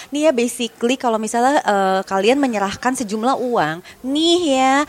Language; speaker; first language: Indonesian; native; Indonesian